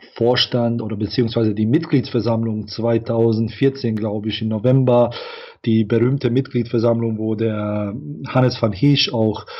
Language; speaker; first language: German; non-native, fluent; Bosnian